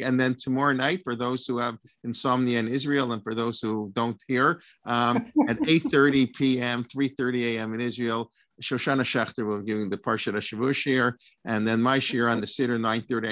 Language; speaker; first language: English; native; English